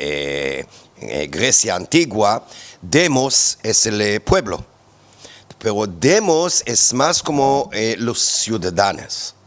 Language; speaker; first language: Spanish; non-native, fluent; Hebrew